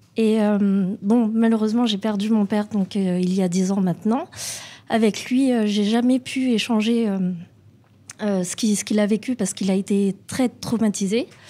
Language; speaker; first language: French; native; French